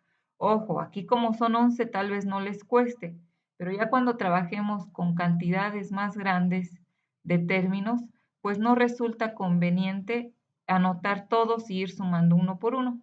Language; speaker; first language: Spanish; native; Spanish